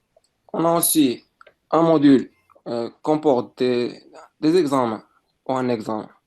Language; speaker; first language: French; non-native, local second language; Arabic